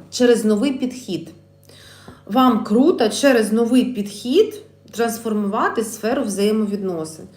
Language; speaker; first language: Ukrainian; non-native, local second language; Russian